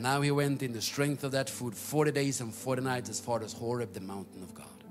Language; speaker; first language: English; non-native, fluent; Norwegian